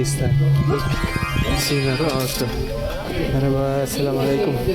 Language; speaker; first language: Turkish; non-native, fluent; Indonesian